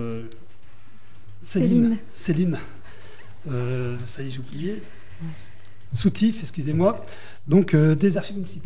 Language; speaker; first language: French; native; French